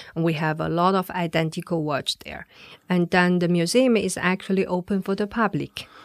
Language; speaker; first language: English; non-native, fluent; Chinese